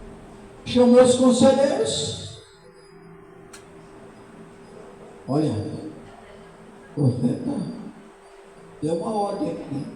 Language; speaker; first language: Portuguese; native; Portuguese